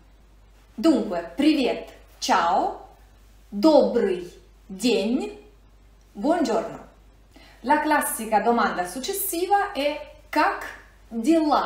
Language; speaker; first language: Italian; non-native, fluent; Russian